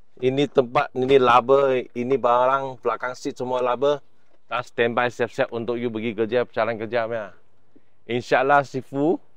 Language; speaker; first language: Malay; non-native, local second language; Chinese